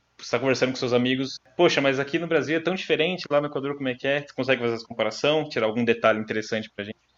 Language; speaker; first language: Portuguese; native; Portuguese